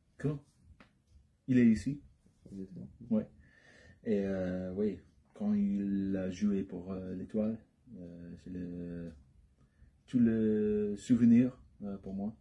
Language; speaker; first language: French; non-native, learner; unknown